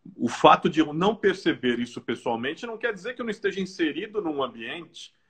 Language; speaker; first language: Portuguese; native; Portuguese